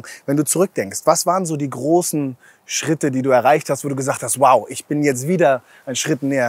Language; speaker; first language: German; native; German